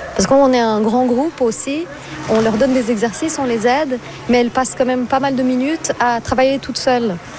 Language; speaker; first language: French; non-native, fluent; Portuguese